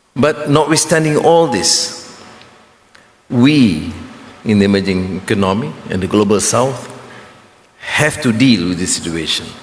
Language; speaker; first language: English; non-native, local second language; Malay